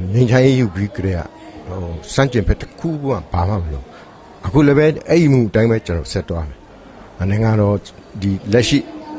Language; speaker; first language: Burmese; non-native, local second language; Pa'o Karen